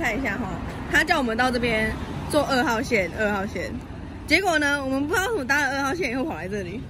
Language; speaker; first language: Chinese; native; Chinese